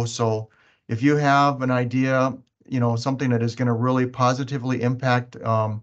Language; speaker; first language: English; native; English